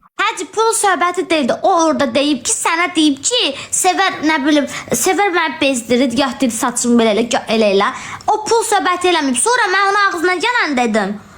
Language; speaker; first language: Azerbaijani; non-native, local second language; Talysh